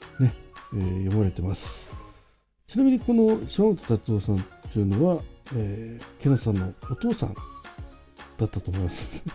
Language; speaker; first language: Japanese; native; Japanese